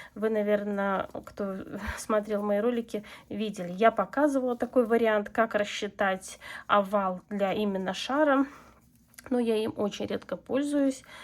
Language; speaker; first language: Russian; non-native, local second language; Latvian